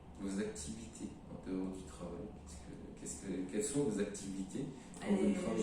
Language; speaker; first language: French; native; French